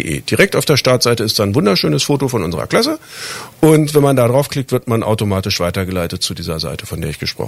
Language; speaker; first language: German; native; German